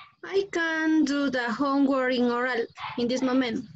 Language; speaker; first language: English; non-native, learner; Spanish